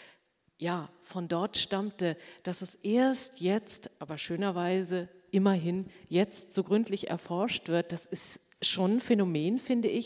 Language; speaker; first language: German; native; German